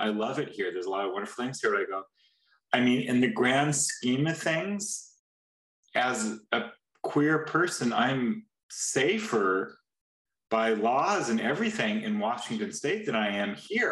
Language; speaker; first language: English; native; English